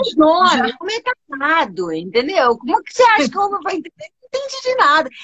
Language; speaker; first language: Portuguese; early bilingual, other home language; Spanish